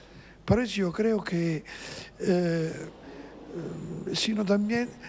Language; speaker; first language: Spanish; non-native, fluent; Italian